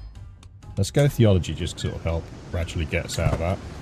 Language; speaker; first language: English; native; English